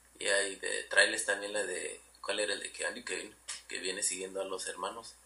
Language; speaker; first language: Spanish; early bilingual, heritage; Spanish